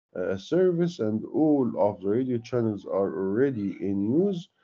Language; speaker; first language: English; non-native, fluent; Arabic